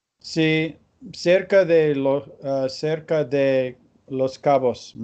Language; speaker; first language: Spanish; non-native, learner; English